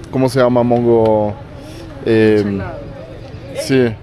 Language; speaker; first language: Spanish; non-native, fluent; French